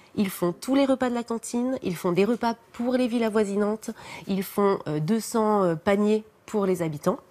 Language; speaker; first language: French; native; French